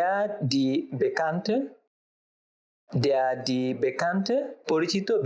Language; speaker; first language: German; non-native, fluent; Bangla